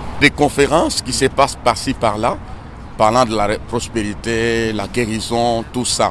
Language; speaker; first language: French; non-native, local second language; Swahili